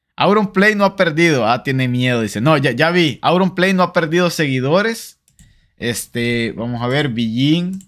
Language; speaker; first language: Spanish; native; Spanish